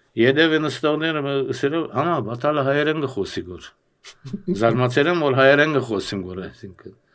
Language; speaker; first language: Armenian; early bilingual, heritage; Armenian